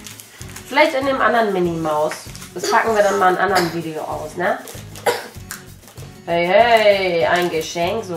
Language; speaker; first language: German; native; German